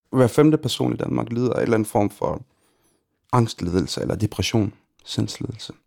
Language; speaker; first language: Danish; early bilingual, other home language; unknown